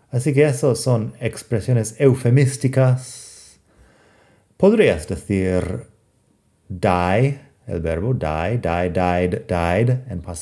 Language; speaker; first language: Spanish; non-native, fluent; English